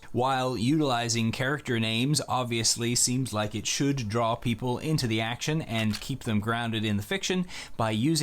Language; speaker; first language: English; native; English